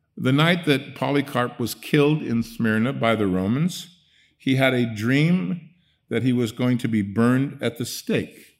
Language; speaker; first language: English; early bilingual, other home language; Dutch